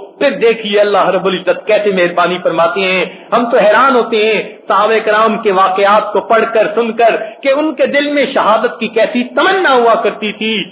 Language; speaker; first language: Urdu; non-native, local second language; Punjabi